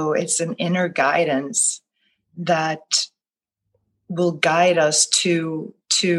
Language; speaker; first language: English; non-native, fluent; Swedish